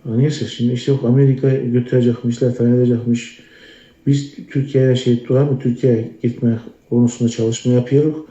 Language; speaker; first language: Turkish; native; Turkish